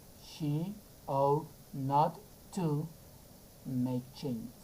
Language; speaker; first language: English; non-native, fluent; Spanish